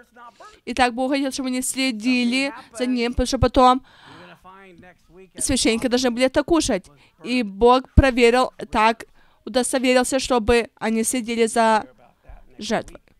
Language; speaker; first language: Russian; non-native, fluent; English